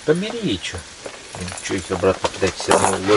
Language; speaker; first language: Russian; native; Russian